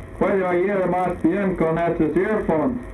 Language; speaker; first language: Spanish; non-native, learner; English